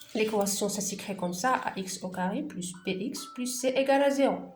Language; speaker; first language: French; non-native, local second language; Arabic